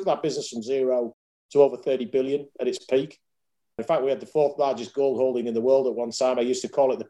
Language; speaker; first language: English; native; English